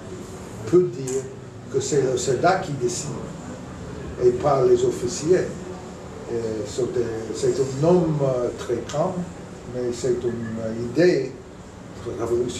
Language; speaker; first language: French; non-native, fluent; English